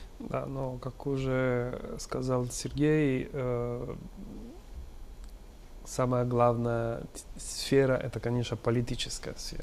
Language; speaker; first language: Russian; non-native, fluent; Italian